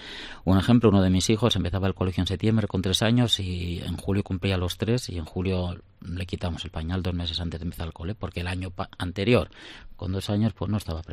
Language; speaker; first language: Spanish; native; Spanish